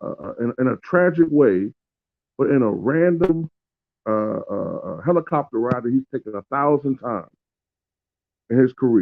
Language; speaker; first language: English; native; English